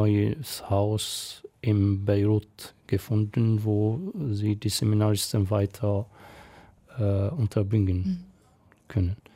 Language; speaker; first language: German; non-native, fluent; Arabic